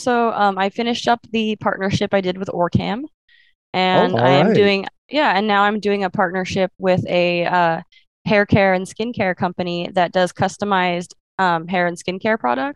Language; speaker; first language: English; native; English